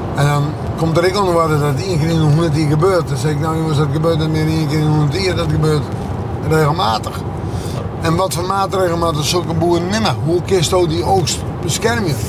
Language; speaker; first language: Dutch; non-native, local second language; Western Frisian